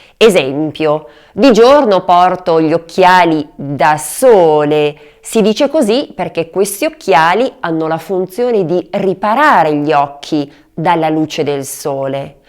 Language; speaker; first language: Italian; native; Italian